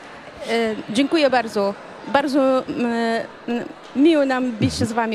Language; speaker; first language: Polish; non-native, fluent; Arabic